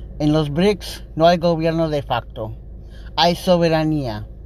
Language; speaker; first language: Spanish; non-native, learner; English